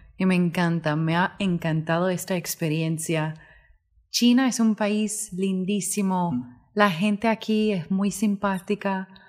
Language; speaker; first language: Spanish; early bilingual, heritage; Spanish